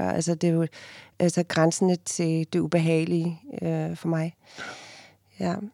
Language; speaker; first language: Danish; non-native, fluent; Afrikaans